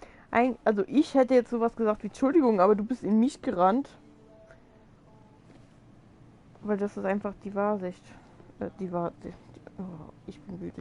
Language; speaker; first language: German; native; German